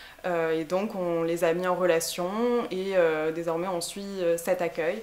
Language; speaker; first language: French; native; French